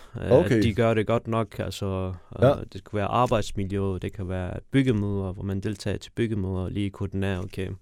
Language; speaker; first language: Danish; early bilingual, other home language; Persian